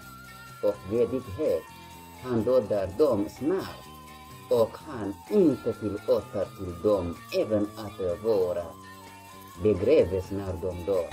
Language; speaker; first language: Swedish; non-native, learner; Tigrinya